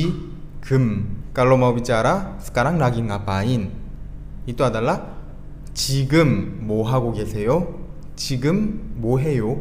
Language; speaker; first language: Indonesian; non-native, fluent; Korean